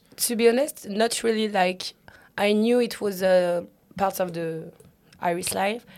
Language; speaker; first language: English; non-native, learner; French